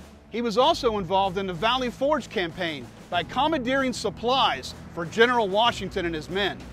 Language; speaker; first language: English; native; English